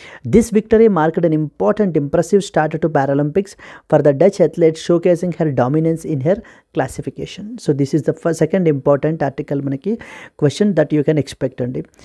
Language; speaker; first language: English; non-native, local second language; Telugu